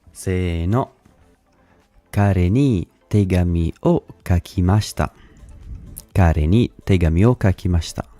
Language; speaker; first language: Japanese; non-native, learner; English